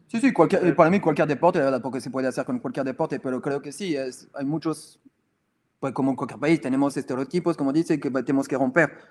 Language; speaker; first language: Spanish; non-native, fluent; French